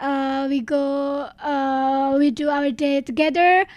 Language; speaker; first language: English; non-native, learner; Indonesian